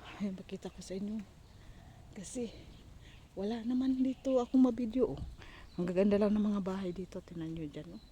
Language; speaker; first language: Filipino; non-native, local second language; Cebuano